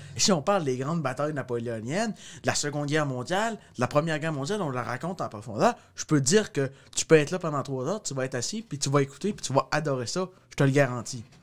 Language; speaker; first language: French; native; French